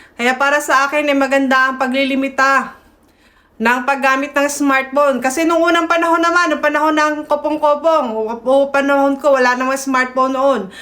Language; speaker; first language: Filipino; native; Filipino